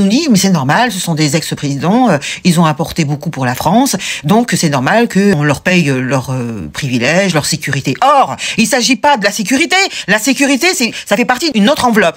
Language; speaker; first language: French; native; French